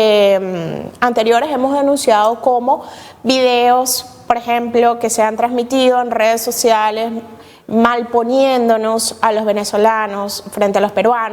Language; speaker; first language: Spanish; native; Spanish